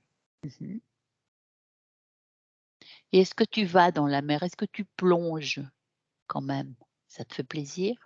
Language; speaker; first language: French; native; French